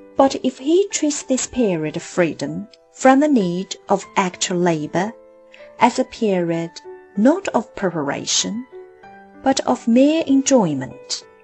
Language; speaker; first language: English; non-native, fluent; Chinese